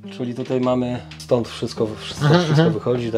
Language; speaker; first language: Polish; native; Polish